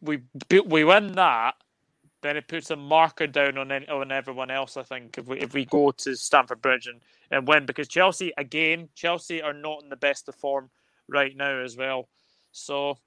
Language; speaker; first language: English; native; English